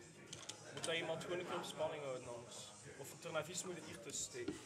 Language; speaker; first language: Dutch; native; Dutch